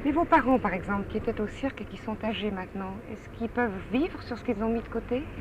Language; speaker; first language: French; native; French